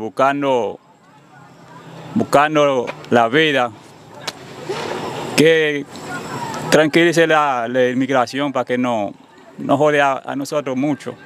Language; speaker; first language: Spanish; non-native, fluent; Haitian Creole